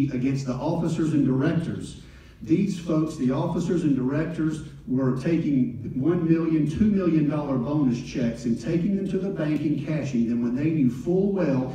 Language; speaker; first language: English; native; English